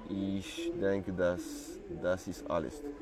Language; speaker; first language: German; non-native, learner; French